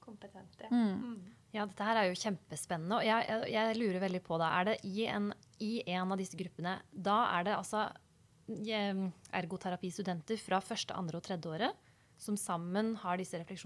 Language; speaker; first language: Norwegian; native; Norwegian